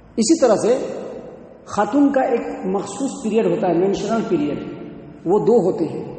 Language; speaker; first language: Urdu; native; Urdu